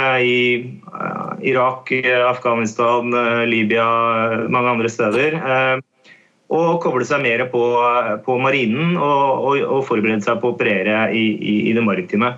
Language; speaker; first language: Norwegian; native; Norwegian